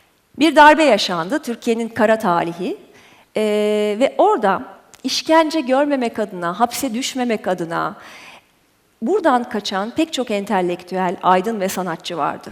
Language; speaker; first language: Turkish; native; Turkish